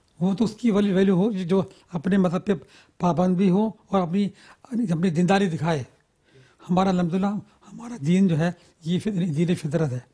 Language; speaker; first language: Urdu; native; Urdu